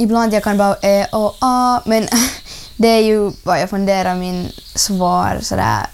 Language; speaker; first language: Swedish; early bilingual, other home language; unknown